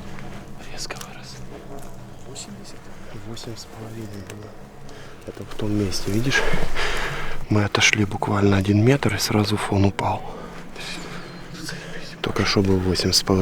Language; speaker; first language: Russian; native; Russian